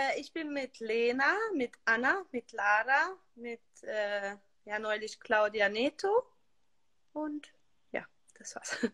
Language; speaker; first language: German; non-native, fluent; Hungarian